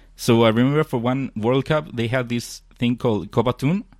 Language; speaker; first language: English; non-native, fluent; Spanish